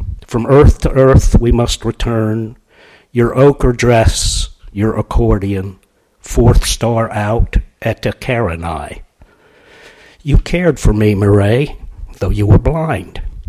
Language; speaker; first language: English; native; English